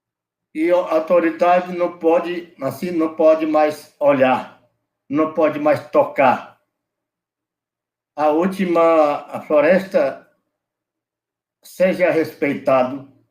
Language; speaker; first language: Portuguese; non-native, local second language; Yanomámi